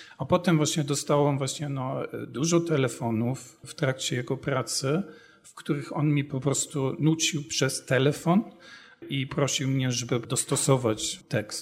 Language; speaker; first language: Polish; non-native, fluent; German